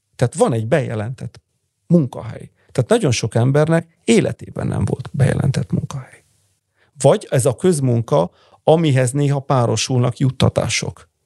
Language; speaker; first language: Hungarian; early bilingual, heritage; Italian